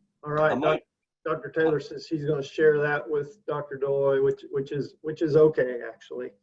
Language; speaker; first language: English; native; English